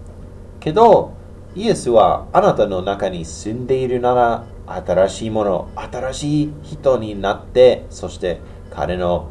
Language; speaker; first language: Japanese; non-native, learner; English